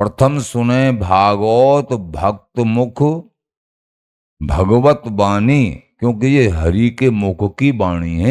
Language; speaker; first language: Hindi; native; Hindi